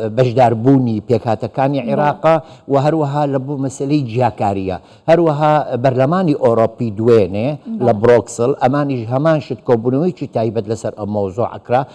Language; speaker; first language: Central Kurdish; non-native, local second language; Syriac